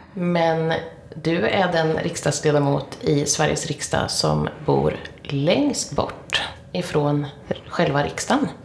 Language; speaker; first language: Swedish; native; Swedish